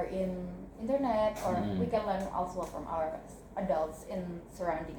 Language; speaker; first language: English; non-native, learner; Indonesian